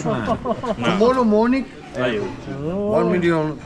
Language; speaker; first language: English; non-native, learner; Slovak